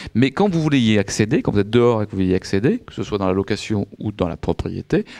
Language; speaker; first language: French; native; French